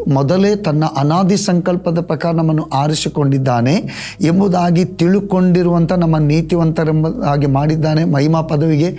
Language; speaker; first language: Kannada; native; Kannada